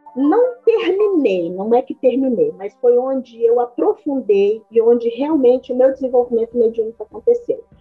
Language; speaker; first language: Portuguese; native; Portuguese